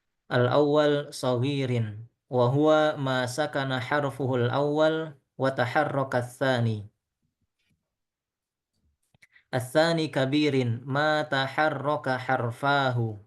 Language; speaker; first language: Arabic; non-native, learner; Indonesian